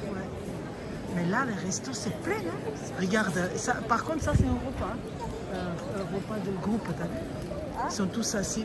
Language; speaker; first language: French; non-native, learner; Armenian